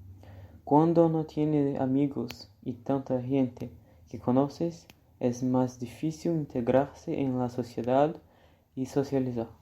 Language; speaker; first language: Spanish; non-native, learner; Portuguese